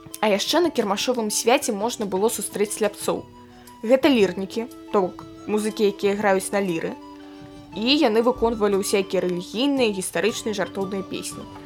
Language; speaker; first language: Belarusian; non-native, local second language; Russian